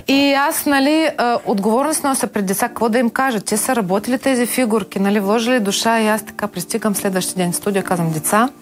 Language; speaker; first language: Bulgarian; non-native, fluent; Ukrainian